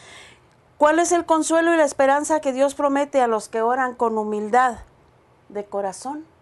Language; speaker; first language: Spanish; native; Spanish